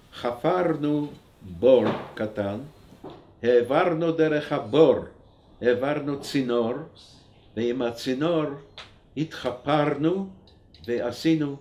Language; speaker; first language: Hebrew; non-native, fluent; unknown